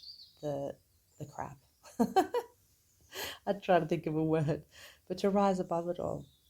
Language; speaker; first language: English; native; English